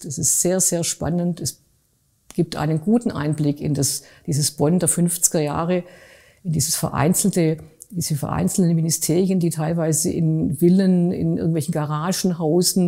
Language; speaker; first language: German; native; German